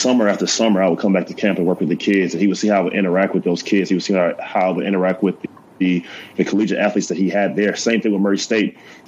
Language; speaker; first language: English; native; English